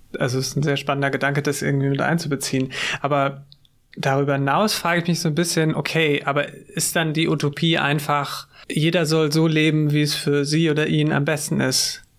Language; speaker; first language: German; native; German